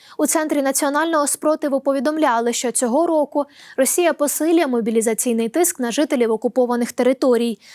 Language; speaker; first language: Ukrainian; native; Ukrainian